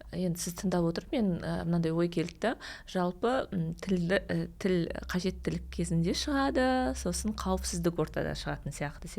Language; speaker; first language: Kazakh; non-native, local second language; Russian